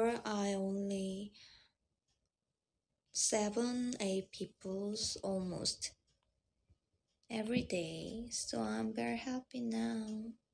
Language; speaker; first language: English; non-native, learner; Korean